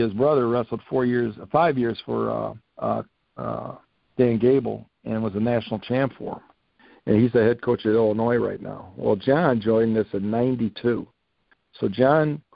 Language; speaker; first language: English; native; English